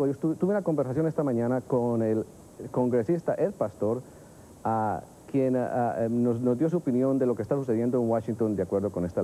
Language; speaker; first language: Spanish; native; Spanish